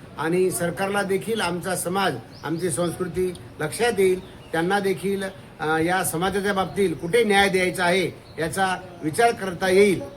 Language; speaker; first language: Marathi; non-native, local second language; Lambadi